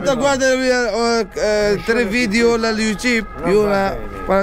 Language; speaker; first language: Italian; non-native, learner; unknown